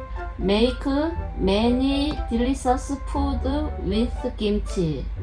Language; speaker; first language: English; non-native, learner; Korean